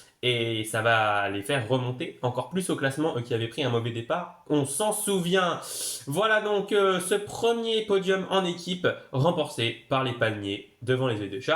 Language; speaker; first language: French; native; French